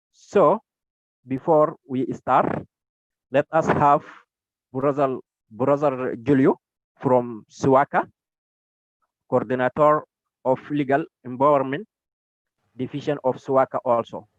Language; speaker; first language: English; non-native, learner; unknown